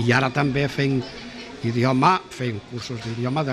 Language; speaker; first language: Catalan; non-native, local second language; Spanish